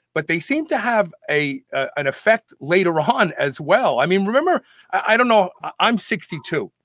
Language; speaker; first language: English; native; English